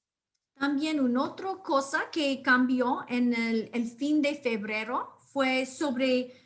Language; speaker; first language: Spanish; non-native, fluent; English